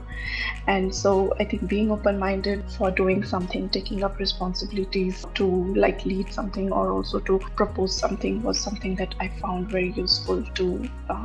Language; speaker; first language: English; non-native, local second language; Marathi